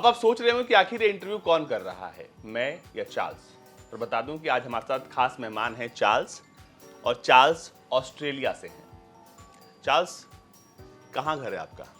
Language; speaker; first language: Hindi; native; Hindi